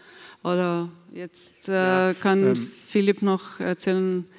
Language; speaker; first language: German; non-native, fluent; Slovenian